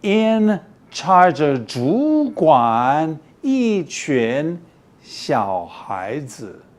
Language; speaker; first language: Chinese; early bilingual, heritage; English